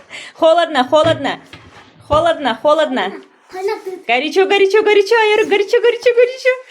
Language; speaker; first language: Russian; non-native, local second language; Kazakh